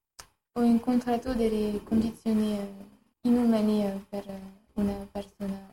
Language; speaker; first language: Italian; non-native, learner; French